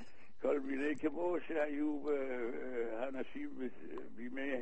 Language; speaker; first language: Hebrew; non-native, fluent; Danish